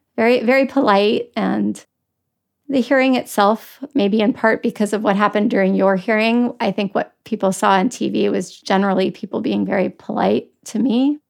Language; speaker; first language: English; native; English